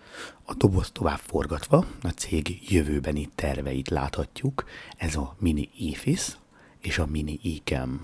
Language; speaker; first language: Hungarian; native; Hungarian